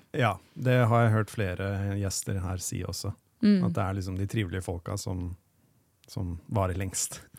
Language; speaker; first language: Norwegian; native; Norwegian